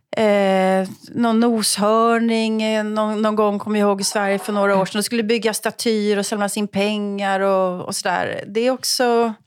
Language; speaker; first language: Swedish; native; Swedish